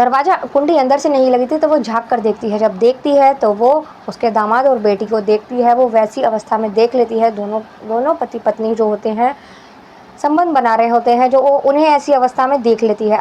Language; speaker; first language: Hindi; native; Hindi